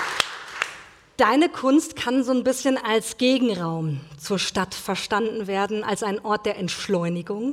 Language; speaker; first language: German; native; German